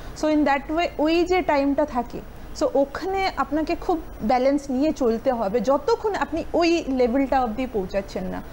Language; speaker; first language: Bangla; non-native, local second language; Hindi